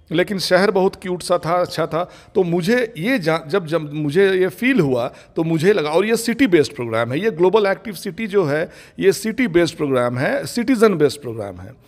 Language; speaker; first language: Hindi; non-native, local second language; Bangla